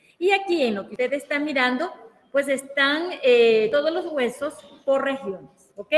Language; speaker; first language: Spanish; native; Spanish